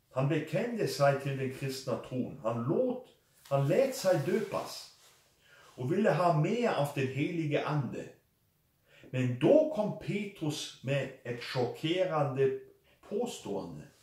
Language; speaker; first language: Swedish; non-native, fluent; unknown